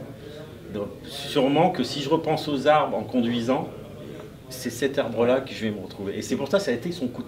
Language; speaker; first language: French; native; French